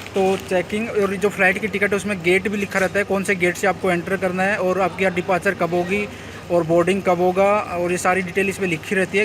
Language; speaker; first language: Hindi; native; Hindi